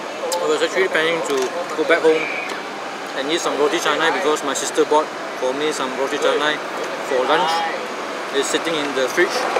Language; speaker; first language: English; non-native, local second language; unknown